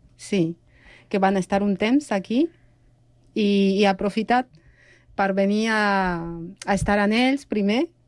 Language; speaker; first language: Catalan; non-native, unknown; Spanish